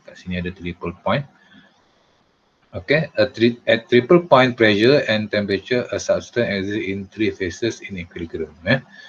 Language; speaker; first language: English; non-native, local second language; Malay